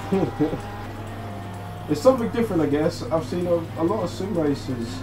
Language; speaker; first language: English; native; English